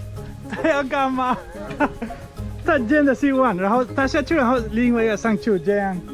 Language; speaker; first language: Chinese; non-native, learner; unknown